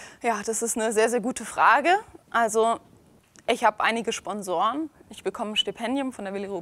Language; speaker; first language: German; native; German